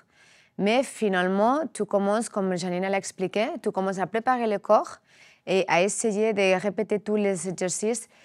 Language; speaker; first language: French; non-native, learner; Spanish